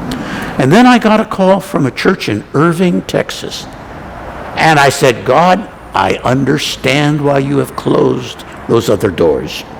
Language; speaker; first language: English; native; English